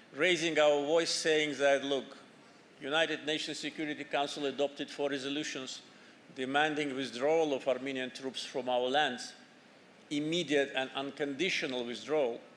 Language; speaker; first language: English; non-native, fluent; Azerbaijani